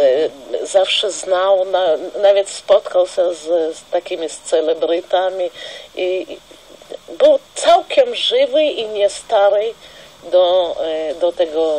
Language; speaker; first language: Polish; non-native, fluent; Russian